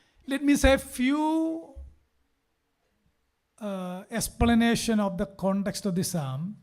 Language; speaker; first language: English; non-native, local second language; Malayalam